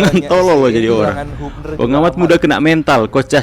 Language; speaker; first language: Indonesian; native; Indonesian